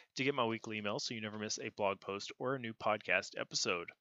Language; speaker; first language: English; native; English